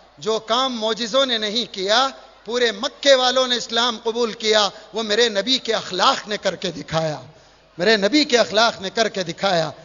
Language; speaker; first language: Urdu; native; Urdu